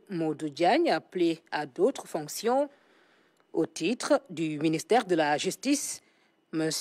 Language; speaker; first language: French; non-native, local second language; Wolof